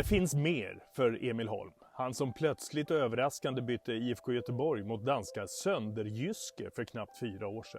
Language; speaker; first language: Swedish; native; Swedish